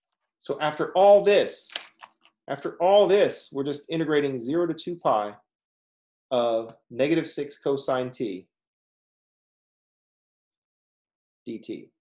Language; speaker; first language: English; native; English